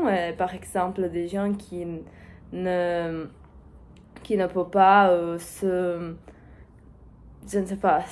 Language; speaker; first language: French; non-native, learner; Portuguese